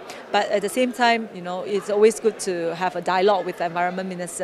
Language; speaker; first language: English; non-native, local second language; Chinese